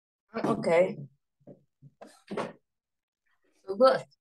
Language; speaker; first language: English; non-native, learner; Vietnamese